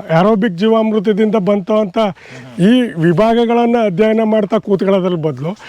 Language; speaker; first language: Kannada; native; Kannada